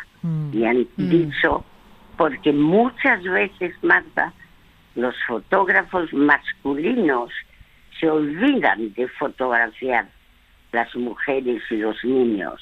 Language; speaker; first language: Spanish; early bilingual, other home language; French